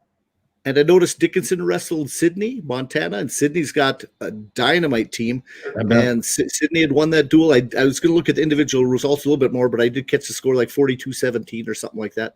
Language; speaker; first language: English; native; English